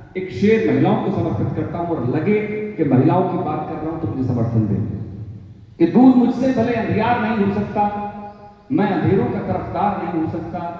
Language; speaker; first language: Hindi; native; Hindi